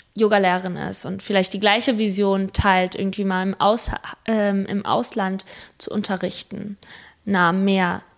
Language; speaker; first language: German; early bilingual, other home language; Spanish